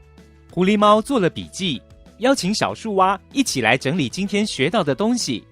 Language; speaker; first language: Chinese; native; Chinese